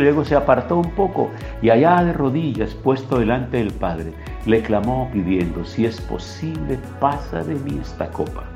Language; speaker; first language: Spanish; native; Spanish